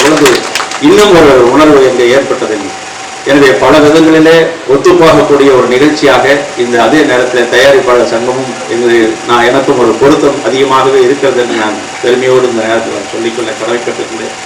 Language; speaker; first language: Tamil; native; Tamil